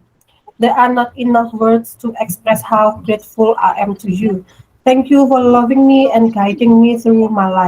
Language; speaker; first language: English; non-native, learner; Indonesian